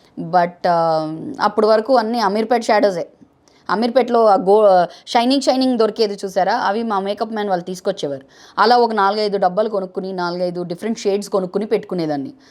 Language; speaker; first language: Telugu; non-native, fluent; Bangla